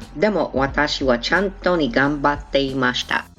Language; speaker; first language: Japanese; non-native, learner; English